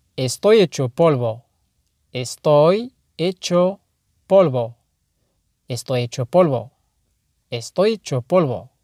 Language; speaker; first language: Spanish; non-native, fluent; Arabic